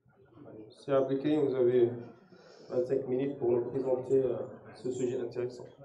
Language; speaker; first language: French; non-native, local second language; Arabic